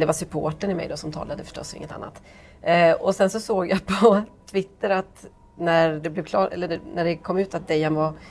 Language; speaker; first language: Swedish; native; Swedish